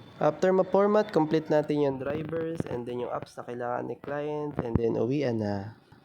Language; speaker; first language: Filipino; native; Filipino